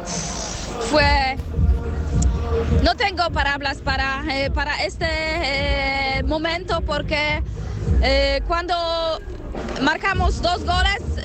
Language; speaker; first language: Spanish; non-native, learner; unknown